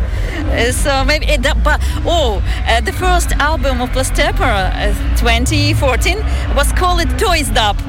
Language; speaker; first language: English; non-native, fluent; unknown